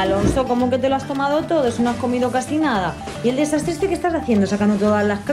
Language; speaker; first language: Spanish; native; Spanish